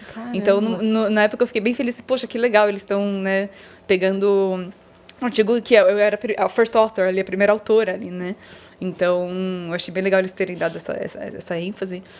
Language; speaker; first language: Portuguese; early bilingual, heritage; Portuguese